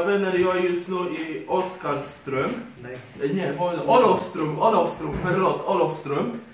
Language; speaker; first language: Swedish; non-native, fluent; Polish